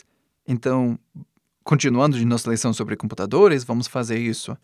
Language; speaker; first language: Portuguese; non-native, fluent; English